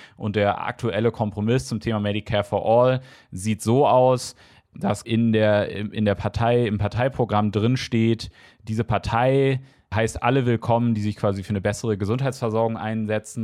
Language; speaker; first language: German; native; German